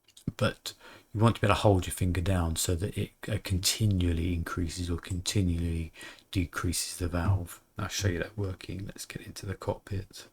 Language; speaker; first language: English; native; English